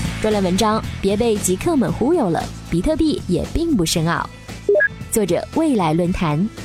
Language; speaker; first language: Chinese; native; Chinese